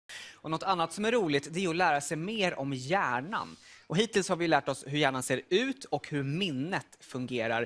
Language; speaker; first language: Swedish; native; Swedish